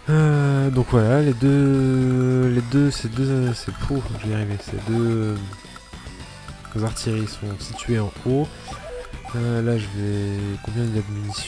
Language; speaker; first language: French; native; French